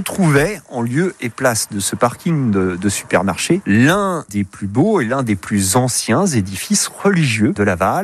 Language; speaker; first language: French; native; French